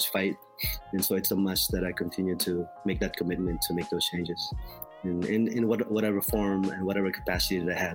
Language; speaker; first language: English; non-native, local second language; Filipino